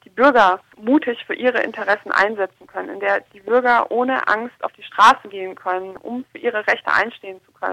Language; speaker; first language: German; native; German